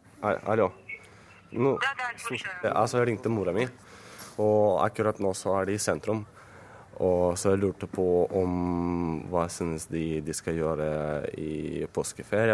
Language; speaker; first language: Norwegian; non-native, fluent; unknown